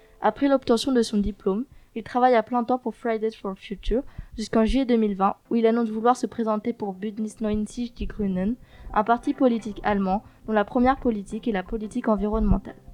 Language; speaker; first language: French; native; French